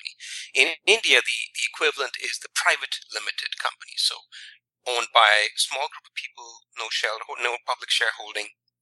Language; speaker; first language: English; non-native, local second language; Punjabi